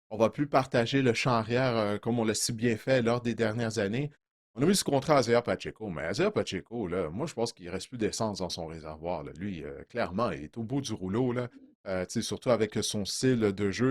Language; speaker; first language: French; native; French